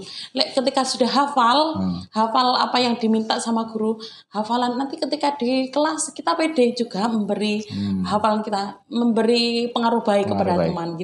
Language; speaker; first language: Indonesian; non-native, local second language; Javanese